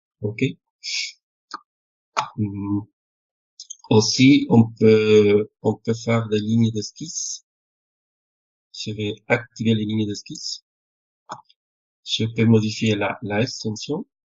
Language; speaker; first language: French; non-native, fluent; Spanish